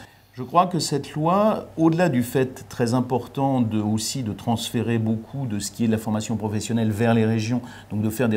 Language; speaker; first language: French; native; French